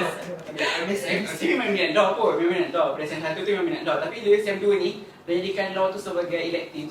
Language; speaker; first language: Malay; native; Malay